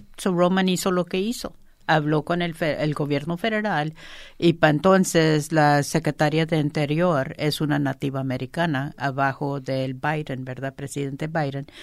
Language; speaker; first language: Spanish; early bilingual, heritage; Spanish